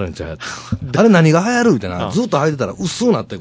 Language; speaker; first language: Japanese; native; Japanese